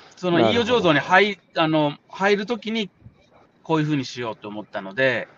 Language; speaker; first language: Japanese; native; Japanese